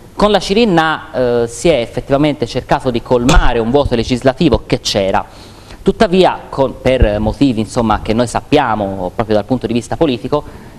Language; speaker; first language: Italian; native; Italian